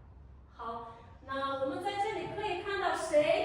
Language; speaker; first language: Chinese; non-native, fluent; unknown